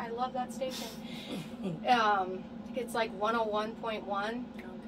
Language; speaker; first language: English; native; English